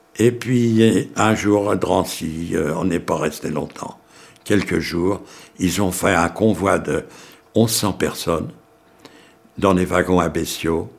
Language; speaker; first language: French; early bilingual, other home language; Yiddish